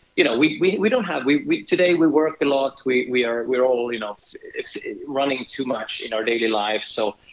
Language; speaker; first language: English; non-native, fluent; Swedish